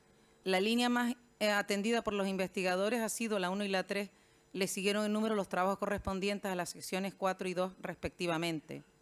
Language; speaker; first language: Spanish; native; Spanish